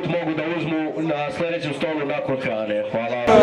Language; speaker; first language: Bosnian; native; Bosnian